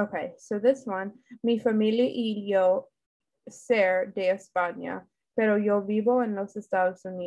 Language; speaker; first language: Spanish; non-native, fluent; English